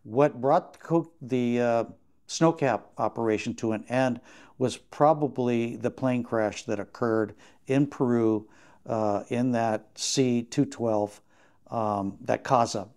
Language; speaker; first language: English; native; English